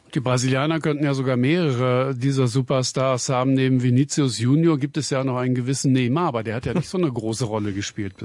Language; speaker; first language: German; native; German